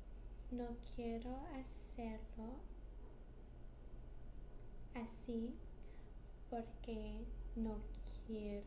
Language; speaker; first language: Spanish; non-native, learner; English